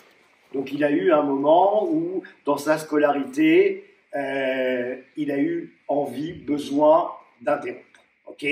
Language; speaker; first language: French; native; French